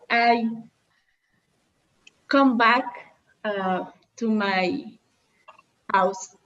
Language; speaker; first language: English; non-native, learner; Spanish